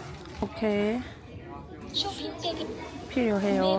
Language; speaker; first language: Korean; non-native, learner; Urdu